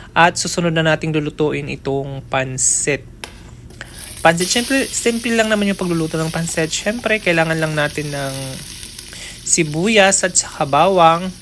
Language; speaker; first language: Filipino; non-native, local second language; Waray